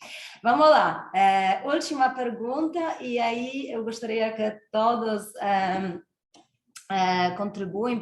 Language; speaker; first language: Portuguese; non-native, fluent; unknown